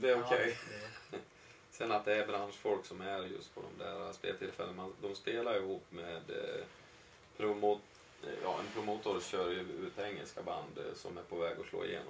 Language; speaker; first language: Swedish; native; Swedish